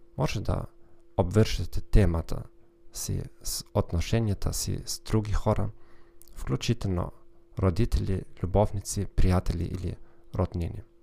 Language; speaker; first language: Bulgarian; non-native, learner; German